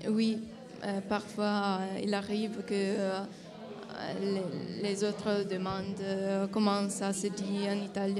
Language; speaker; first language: French; non-native, fluent; Italian